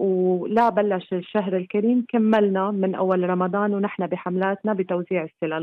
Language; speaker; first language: Arabic; native; Arabic